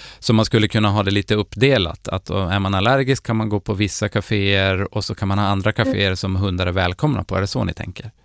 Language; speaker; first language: Swedish; native; Swedish